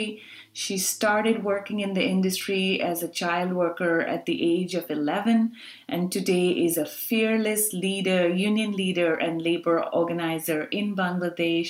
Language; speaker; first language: English; non-native, local second language; Urdu